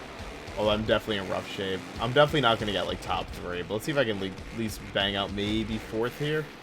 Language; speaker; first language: English; native; English